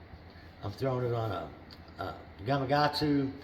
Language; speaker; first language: English; native; English